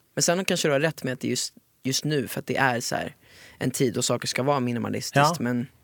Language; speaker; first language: Swedish; early bilingual, other home language; Italian